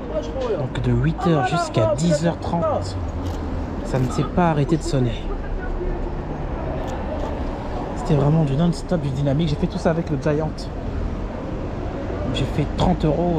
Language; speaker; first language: French; native; French